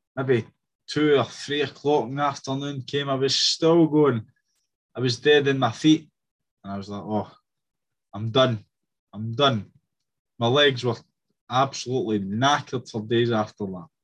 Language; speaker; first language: English; native; English